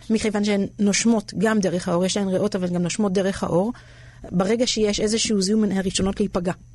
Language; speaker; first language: Hebrew; native; Hebrew